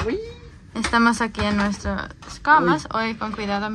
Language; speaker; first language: Spanish; non-native, learner; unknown